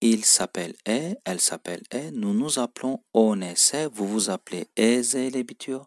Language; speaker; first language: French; non-native, fluent; Turkish